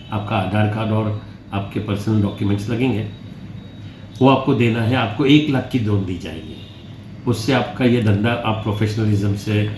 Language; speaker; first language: Hindi; non-native, local second language; Gujarati